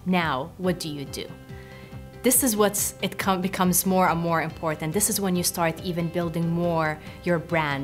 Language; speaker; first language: English; non-native, fluent; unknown